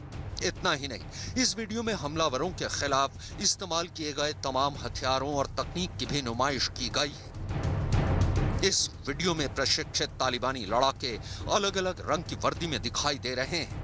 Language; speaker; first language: Hindi; native; Hindi